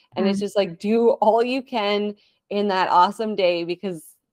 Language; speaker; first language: English; native; English